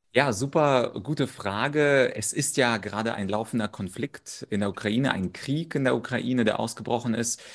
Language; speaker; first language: German; early bilingual, other home language; Russian